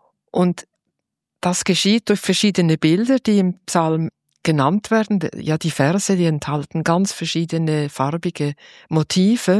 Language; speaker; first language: German; native; German